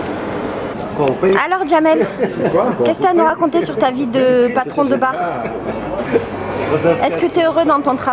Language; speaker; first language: French; native; French